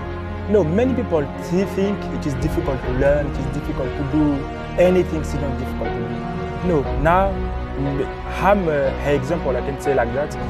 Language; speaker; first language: English; non-native, learner; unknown